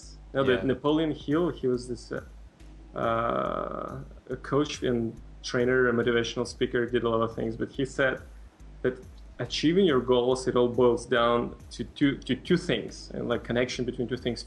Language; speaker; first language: English; non-native, fluent; Russian